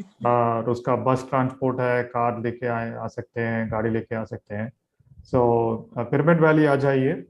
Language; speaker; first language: Hindi; non-native, local second language; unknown